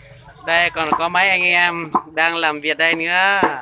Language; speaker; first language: Vietnamese; non-native, local second language; Hmong